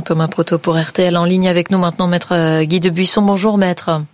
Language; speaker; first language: French; native; French